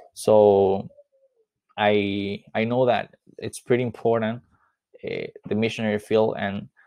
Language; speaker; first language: English; non-native, fluent; Spanish